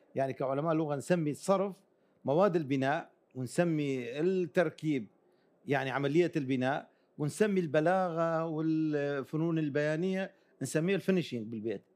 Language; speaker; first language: Arabic; early bilingual, other home language; Kurdish